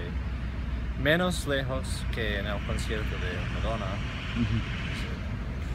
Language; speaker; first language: Spanish; non-native, fluent; English